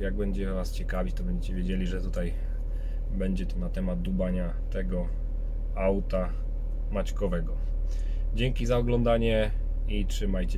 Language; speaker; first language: Polish; native; Polish